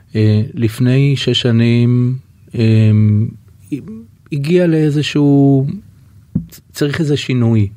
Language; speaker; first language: Hebrew; native; Hebrew